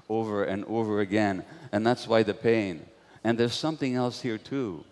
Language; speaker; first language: English; non-native, fluent; Hungarian